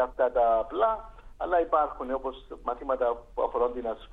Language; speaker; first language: Greek; native; Greek